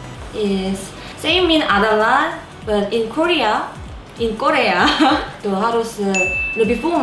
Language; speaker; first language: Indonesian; non-native, learner; Korean